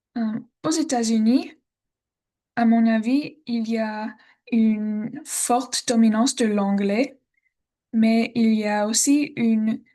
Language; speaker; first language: French; non-native, learner; English